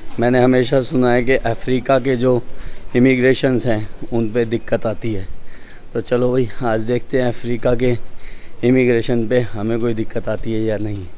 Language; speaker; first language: Hindi; native; Hindi